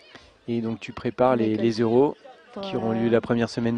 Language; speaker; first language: French; native; French